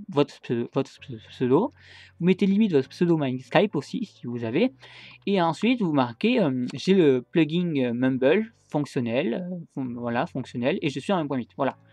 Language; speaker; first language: French; native; French